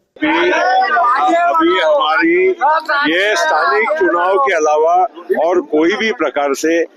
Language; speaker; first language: Hindi; non-native, local second language; Marathi